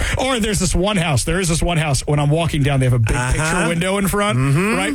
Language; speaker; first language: English; native; English